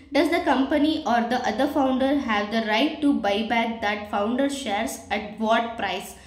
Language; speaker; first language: English; non-native, local second language; Kannada